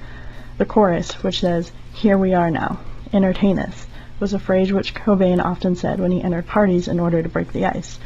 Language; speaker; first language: English; native; English